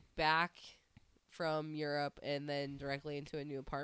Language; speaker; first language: English; native; English